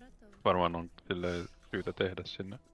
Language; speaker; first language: Finnish; native; Finnish